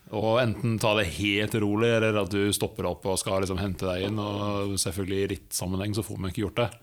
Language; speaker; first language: Norwegian; native; Norwegian